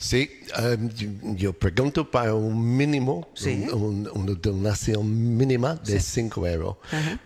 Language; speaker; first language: Spanish; non-native, learner; English